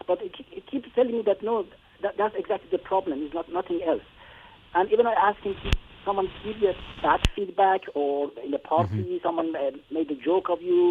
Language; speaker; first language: English; non-native, fluent; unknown